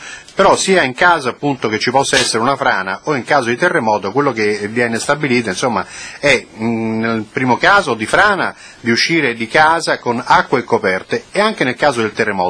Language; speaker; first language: Italian; native; Italian